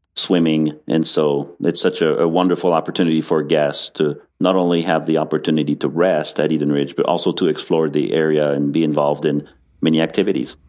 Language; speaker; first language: English; non-native, fluent; French